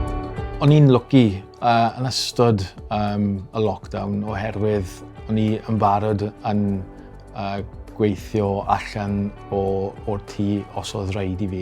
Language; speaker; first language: Welsh; non-native, local second language; English